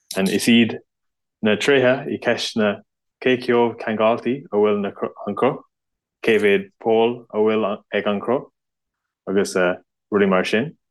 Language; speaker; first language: Irish; non-native, local second language; English